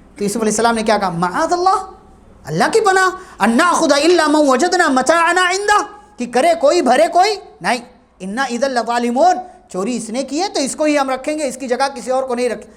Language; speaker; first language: Urdu; native; Urdu